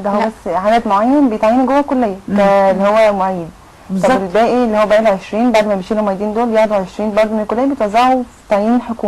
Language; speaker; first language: Arabic; native; Arabic